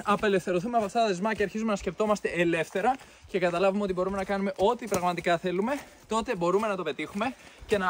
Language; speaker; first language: Greek; native; Greek